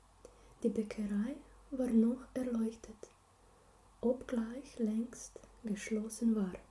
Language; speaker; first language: German; non-native, learner; Slovenian